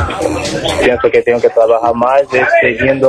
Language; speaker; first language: Spanish; non-native, learner; Portuguese